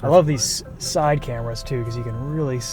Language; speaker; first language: English; native; English